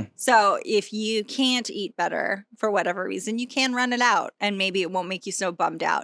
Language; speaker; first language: English; native; English